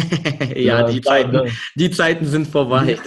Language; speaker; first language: German; native; German